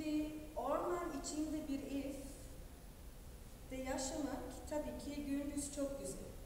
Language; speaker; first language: Turkish; non-native, fluent; German